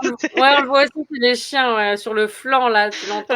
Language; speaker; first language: French; native; French